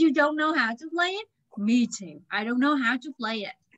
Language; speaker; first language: English; non-native, fluent; Vietnamese